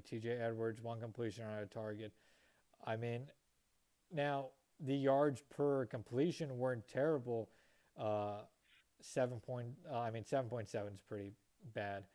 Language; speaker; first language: English; native; English